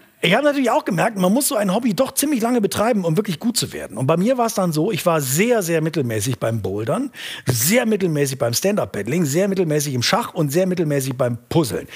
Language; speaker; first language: German; native; German